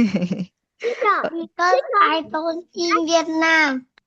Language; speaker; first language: English; non-native, learner; Vietnamese